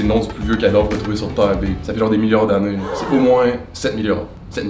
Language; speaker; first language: French; native; French